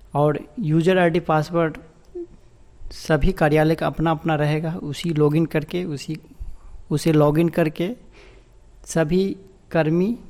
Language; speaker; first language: Hindi; native; Hindi